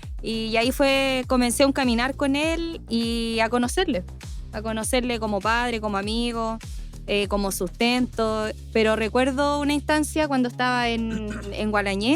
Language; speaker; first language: Spanish; native; Spanish